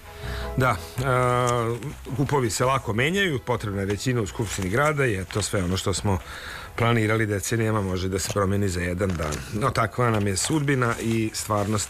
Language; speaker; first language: Serbian; native; Serbian